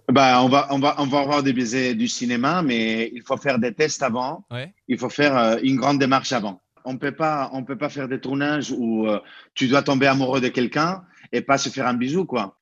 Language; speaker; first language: French; non-native, fluent; Spanish